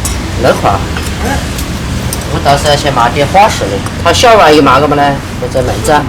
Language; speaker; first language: Chinese; native; Chinese